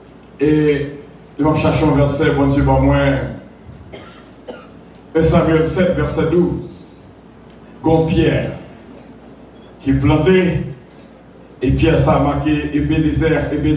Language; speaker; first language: French; non-native, local second language; Haitian Creole